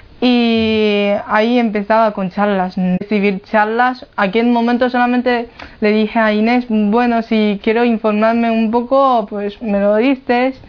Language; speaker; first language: Spanish; non-native, fluent; Chinese